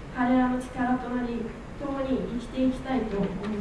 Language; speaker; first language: Japanese; non-native, fluent; Korean